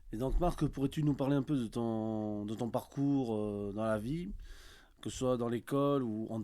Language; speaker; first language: French; native; French